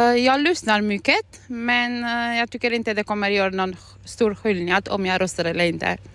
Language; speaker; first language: Swedish; non-native, fluent; Albanian